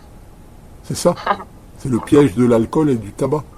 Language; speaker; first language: French; native; French